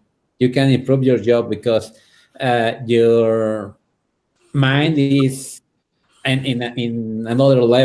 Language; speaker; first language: English; non-native, learner; Spanish